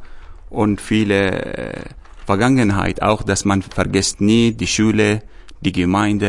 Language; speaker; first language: German; non-native, learner; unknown